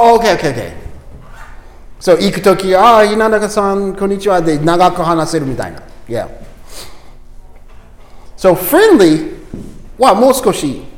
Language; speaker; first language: Japanese; non-native, learner; English